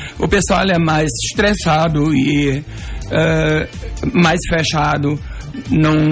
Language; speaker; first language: Portuguese; non-native, local second language; German